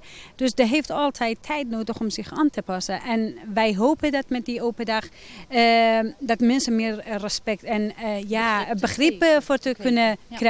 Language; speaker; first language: Dutch; non-native, fluent; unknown